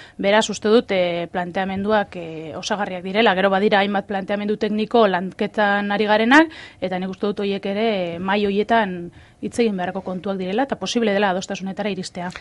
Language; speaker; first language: Basque; native; Basque